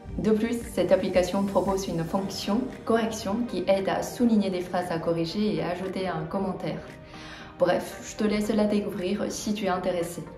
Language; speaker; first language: French; non-native, fluent; Chinese